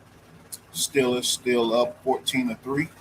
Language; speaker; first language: English; native; English